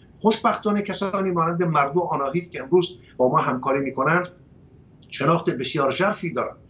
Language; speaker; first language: Persian; non-native, local second language; Assyrian Neo-Aramaic